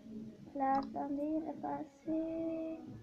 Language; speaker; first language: French; native; French